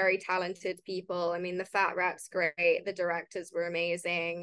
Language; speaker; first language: English; native; English